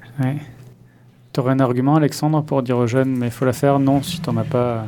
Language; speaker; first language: French; native; French